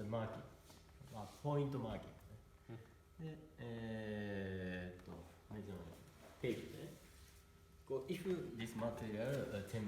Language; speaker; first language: English; non-native, learner; Japanese